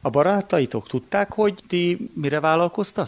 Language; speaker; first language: Hungarian; native; Hungarian